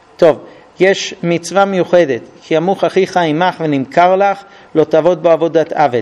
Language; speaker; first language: Hebrew; native; Hebrew